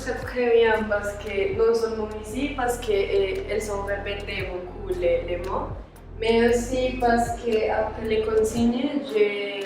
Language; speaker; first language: French; non-native, learner; Spanish